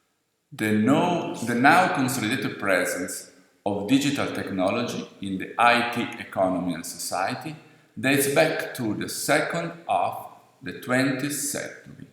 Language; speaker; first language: English; non-native, fluent; Italian